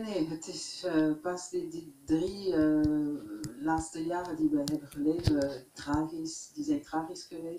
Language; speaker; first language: Dutch; non-native, local second language; French